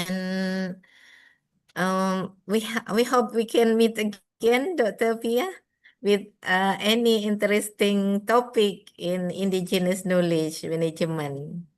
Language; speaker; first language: English; non-native, fluent; Indonesian